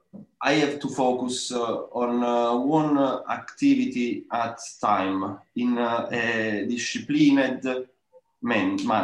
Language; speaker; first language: English; non-native, learner; Italian